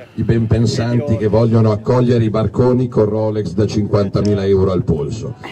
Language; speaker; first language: Italian; native; Italian